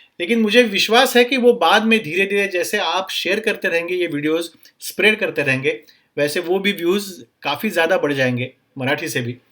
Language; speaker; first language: Hindi; non-native, local second language; Marathi